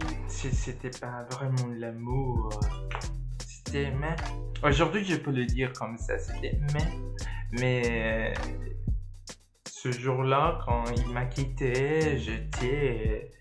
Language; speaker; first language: French; non-native, learner; Spanish